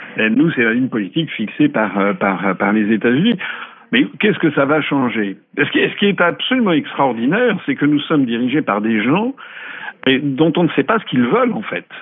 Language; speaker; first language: French; native; French